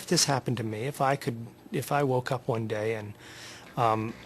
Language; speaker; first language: English; native; English